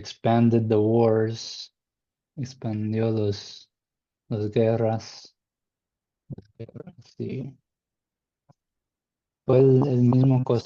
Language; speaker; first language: Spanish; non-native, learner; English